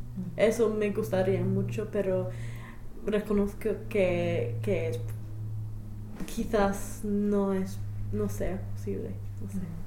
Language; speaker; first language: Spanish; non-native, fluent; English